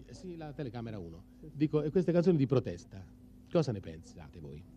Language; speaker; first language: Italian; native; Italian